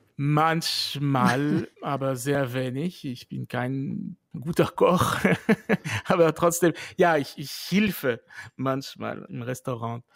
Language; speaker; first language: German; non-native, fluent; French